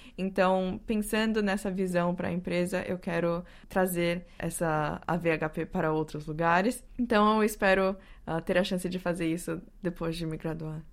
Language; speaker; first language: Portuguese; native; Portuguese